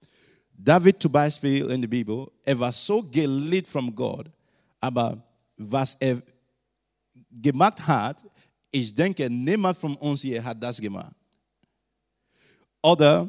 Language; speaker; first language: German; non-native, learner; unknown